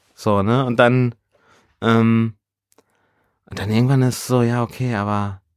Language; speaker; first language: German; native; German